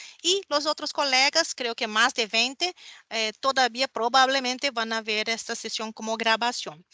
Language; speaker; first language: Spanish; non-native, fluent; Portuguese